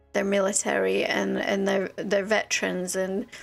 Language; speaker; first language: English; native; English